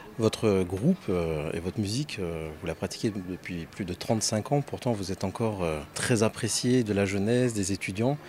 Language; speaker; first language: French; native; French